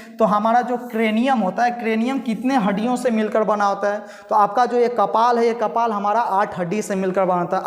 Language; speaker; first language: Hindi; native; Hindi